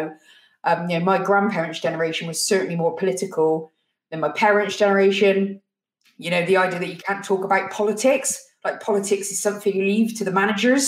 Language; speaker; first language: English; native; English